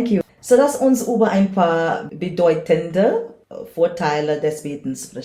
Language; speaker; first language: German; non-native, learner; English